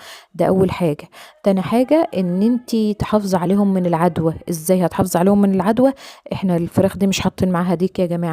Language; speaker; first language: Arabic; native; Arabic